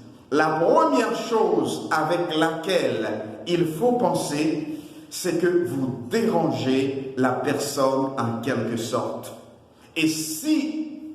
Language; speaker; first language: French; non-native, local second language; Haitian Creole